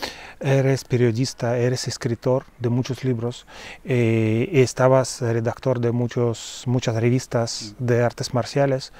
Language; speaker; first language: Spanish; non-native, fluent; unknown